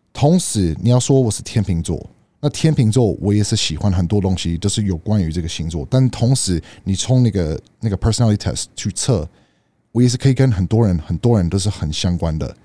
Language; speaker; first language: Chinese; non-native, fluent; English